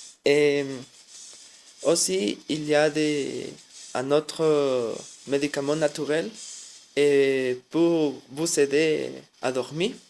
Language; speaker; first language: French; non-native, learner; Spanish